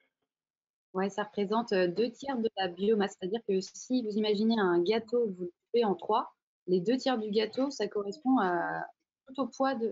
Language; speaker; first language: French; native; French